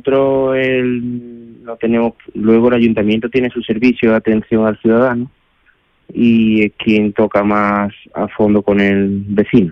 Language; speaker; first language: Spanish; native; Spanish